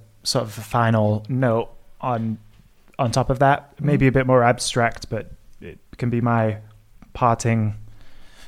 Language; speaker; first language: English; native; English